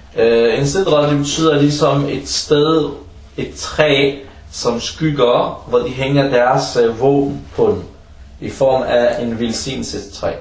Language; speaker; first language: Danish; early bilingual, other home language; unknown